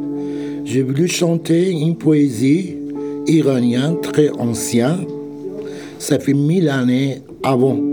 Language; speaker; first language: French; non-native, learner; Persian